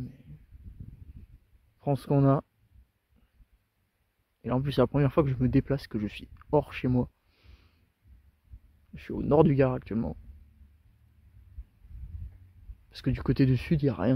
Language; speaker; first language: French; native; French